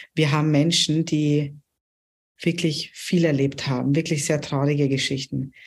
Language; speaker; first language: German; non-native, fluent; Urdu